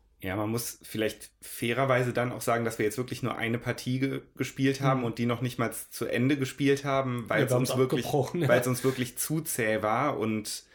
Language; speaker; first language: German; native; German